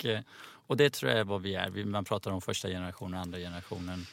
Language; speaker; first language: Swedish; early bilingual, other home language; Persian